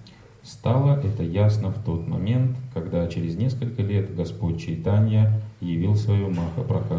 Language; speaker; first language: Russian; native; Russian